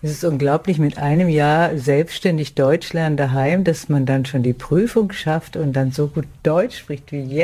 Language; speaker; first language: German; native; German